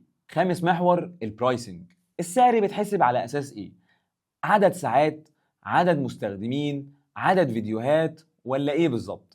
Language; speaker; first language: Arabic; native; Arabic